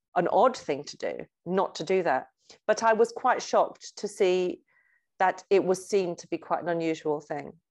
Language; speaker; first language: English; native; English